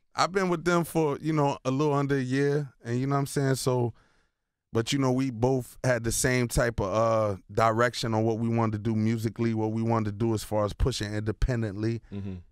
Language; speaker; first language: English; native; English